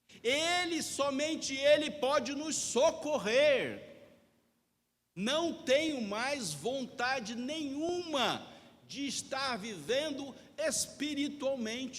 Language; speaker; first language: Portuguese; native; Portuguese